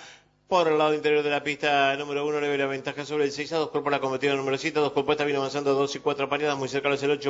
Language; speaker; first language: Spanish; native; Spanish